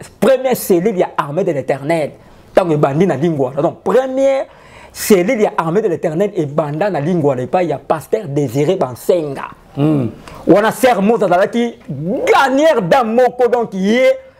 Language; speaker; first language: Lingala; native; Lingala